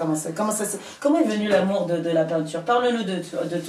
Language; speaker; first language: French; native; French